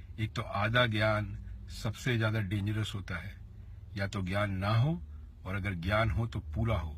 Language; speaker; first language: Hindi; native; Hindi